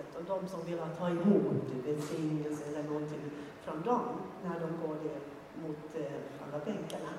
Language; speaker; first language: Swedish; non-native, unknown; Finnish